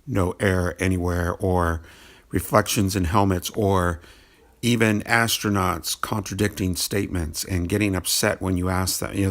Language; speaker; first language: English; native; English